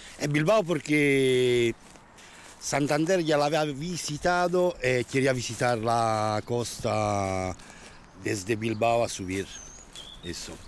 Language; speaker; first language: Spanish; non-native, fluent; Italian